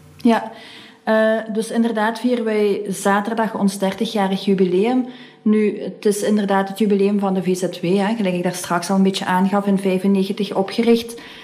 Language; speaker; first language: Dutch; native; Dutch